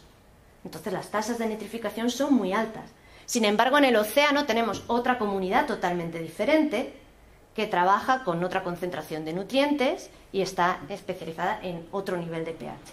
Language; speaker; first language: Spanish; native; Spanish